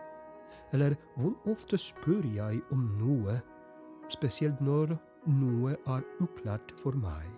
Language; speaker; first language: Norwegian; non-native, fluent; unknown